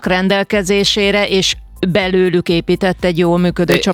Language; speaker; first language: Hungarian; native; Hungarian